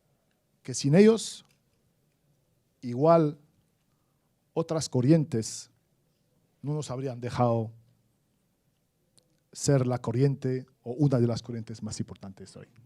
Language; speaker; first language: Spanish; non-native, fluent; Arabic